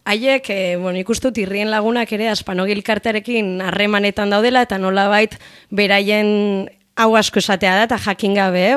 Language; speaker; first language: Basque; native; Basque